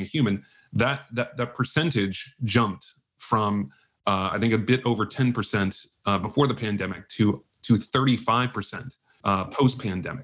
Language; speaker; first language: English; native; English